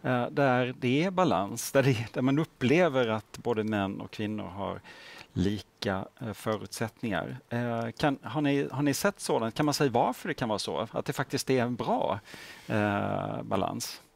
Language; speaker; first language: Swedish; native; Swedish